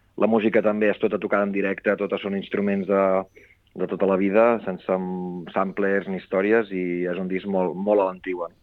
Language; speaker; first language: Catalan; native; Catalan